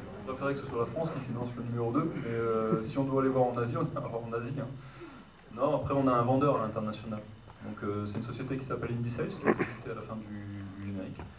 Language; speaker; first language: French; native; French